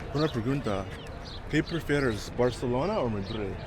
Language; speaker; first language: Spanish; non-native, learner; English